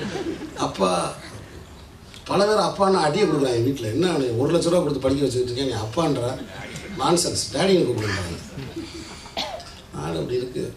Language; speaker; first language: Tamil; native; Tamil